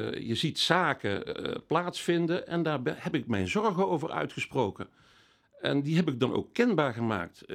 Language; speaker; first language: Dutch; native; Dutch